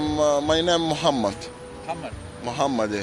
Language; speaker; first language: English; non-native, learner; Arabic